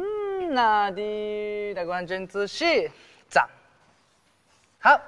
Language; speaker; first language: Chinese; non-native, learner; Japanese